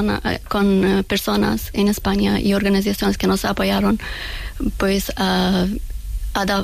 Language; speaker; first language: Spanish; non-native, learner; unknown